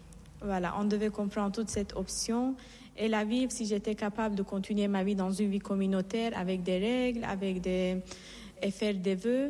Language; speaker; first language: French; non-native, fluent; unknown